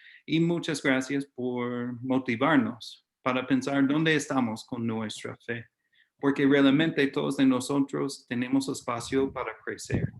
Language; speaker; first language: Spanish; non-native, fluent; English